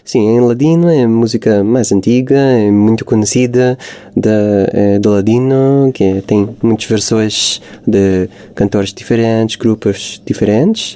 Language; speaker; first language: Portuguese; non-native, fluent; Hebrew